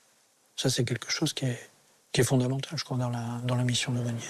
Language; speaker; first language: French; native; French